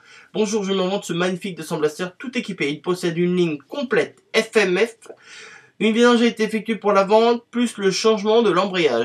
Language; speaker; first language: French; native; French